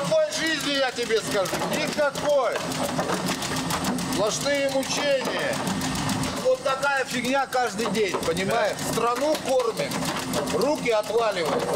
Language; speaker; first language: Russian; native; Russian